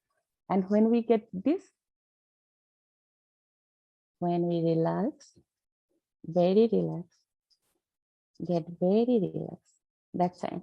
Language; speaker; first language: English; non-native, learner; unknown